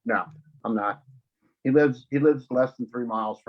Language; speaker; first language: English; native; English